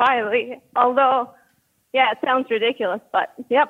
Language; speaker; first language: English; non-native, fluent; Arabic